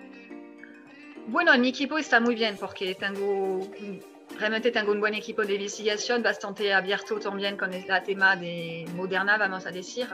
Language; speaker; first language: Spanish; non-native, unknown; French